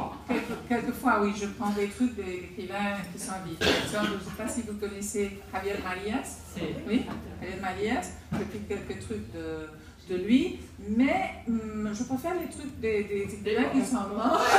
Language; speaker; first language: French; non-native, fluent; Spanish